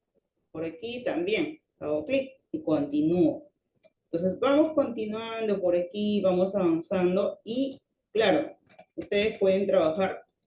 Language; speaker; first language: Spanish; native; Spanish